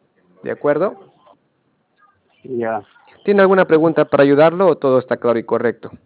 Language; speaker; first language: Spanish; native; Spanish